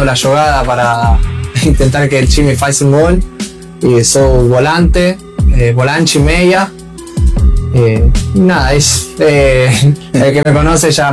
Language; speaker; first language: Portuguese; non-native, learner; Spanish